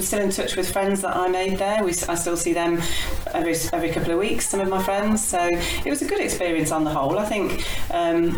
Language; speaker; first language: English; native; English